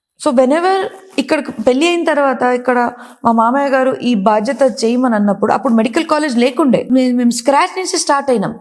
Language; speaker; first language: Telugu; non-native, local second language; Kannada